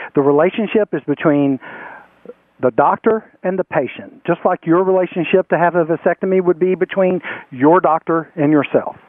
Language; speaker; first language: English; native; English